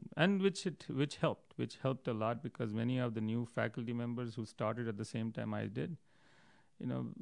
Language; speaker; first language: English; non-native, local second language; Hindi